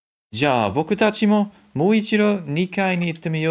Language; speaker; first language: Japanese; non-native, learner; German